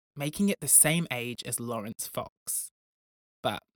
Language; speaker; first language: English; native; English